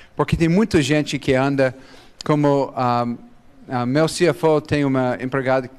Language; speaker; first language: Portuguese; non-native, fluent; English